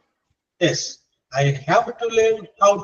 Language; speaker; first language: English; non-native, local second language; Malayalam